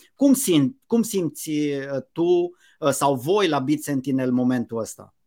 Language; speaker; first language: Romanian; native; Romanian